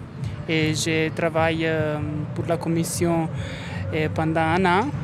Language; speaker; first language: French; non-native, fluent; Italian